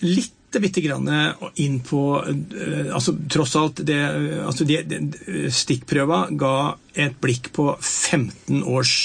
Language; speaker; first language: Norwegian; native; Norwegian